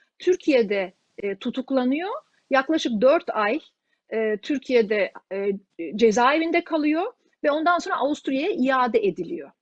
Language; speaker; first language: Turkish; native; Turkish